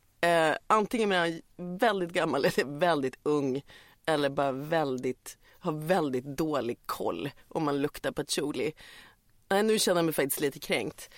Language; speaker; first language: Swedish; native; Swedish